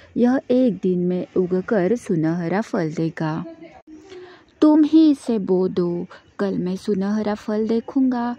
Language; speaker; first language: Hindi; non-native, local second language; Marathi